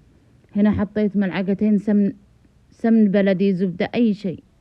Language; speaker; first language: Arabic; native; Arabic